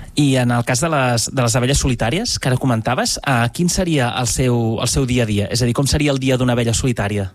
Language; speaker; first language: Catalan; native; Catalan